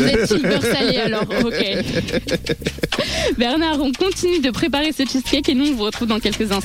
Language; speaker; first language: French; native; French